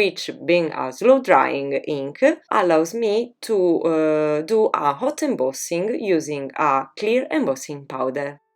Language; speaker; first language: English; non-native, fluent; Italian